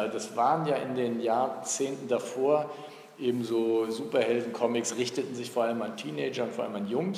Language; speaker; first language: German; native; German